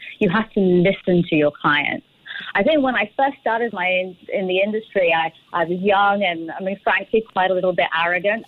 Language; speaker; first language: English; native; English